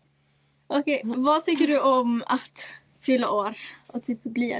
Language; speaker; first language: Swedish; native; Swedish